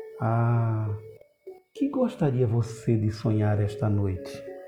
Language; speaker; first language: Portuguese; native; Portuguese